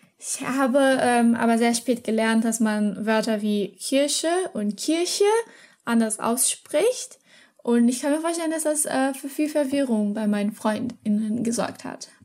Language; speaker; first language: German; non-native, fluent; Portuguese